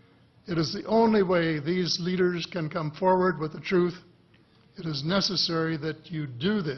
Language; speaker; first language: English; native; English